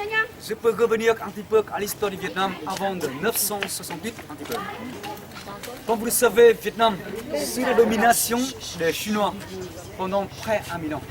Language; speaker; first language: French; non-native, fluent; Vietnamese